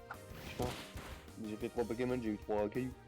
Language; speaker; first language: French; native; French